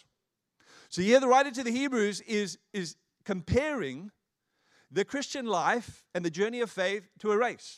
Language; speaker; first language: English; native; English